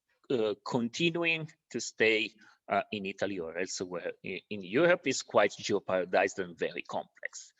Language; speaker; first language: English; non-native, fluent; Italian